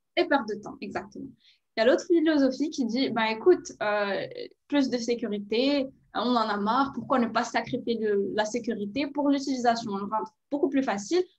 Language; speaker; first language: French; non-native, local second language; Arabic